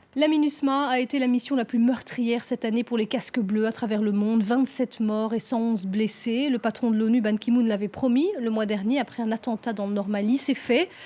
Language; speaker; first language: French; native; French